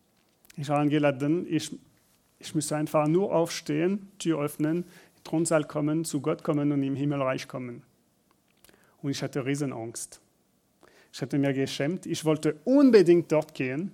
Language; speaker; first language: German; non-native, learner; French